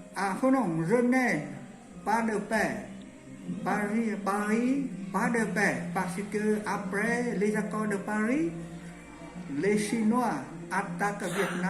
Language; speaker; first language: French; non-native, learner; Vietnamese